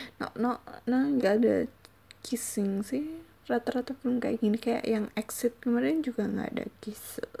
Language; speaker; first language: Indonesian; native; Indonesian